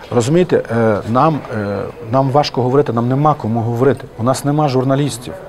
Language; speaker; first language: Ukrainian; native; Ukrainian